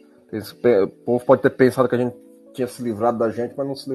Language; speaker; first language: Portuguese; native; Portuguese